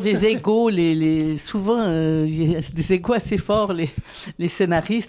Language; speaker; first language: French; native; French